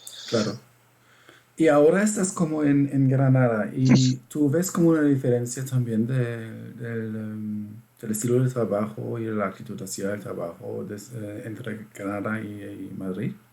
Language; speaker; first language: Spanish; non-native, fluent; German